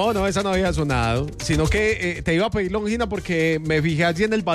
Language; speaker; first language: Spanish; native; Spanish